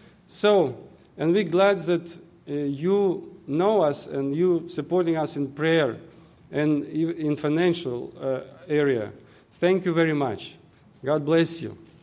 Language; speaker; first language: English; non-native, fluent; Russian